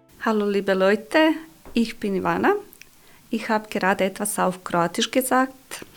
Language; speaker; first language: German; non-native, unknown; Croatian